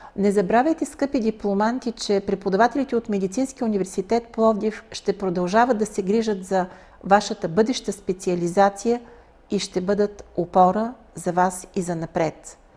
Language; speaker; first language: Bulgarian; native; Bulgarian